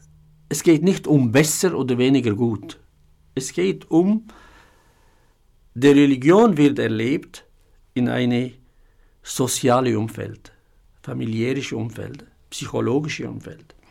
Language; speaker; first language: German; non-native, fluent; Arabic